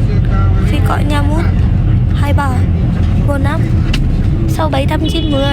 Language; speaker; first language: Vietnamese; non-native, learner; Indonesian